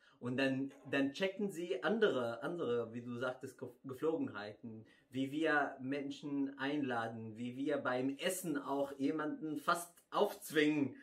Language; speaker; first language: German; non-native, fluent; Arabic